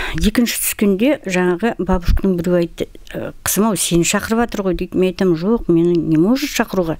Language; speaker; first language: Kazakh; non-native, local second language; Russian